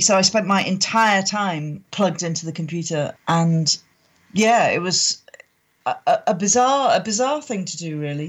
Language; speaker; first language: English; native; English